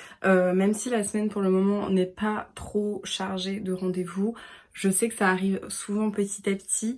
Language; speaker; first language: French; native; French